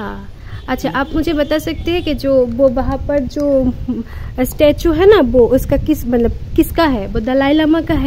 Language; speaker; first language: Hindi; non-native, local second language; Bangla